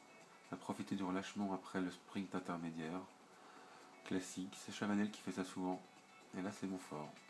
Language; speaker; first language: French; native; French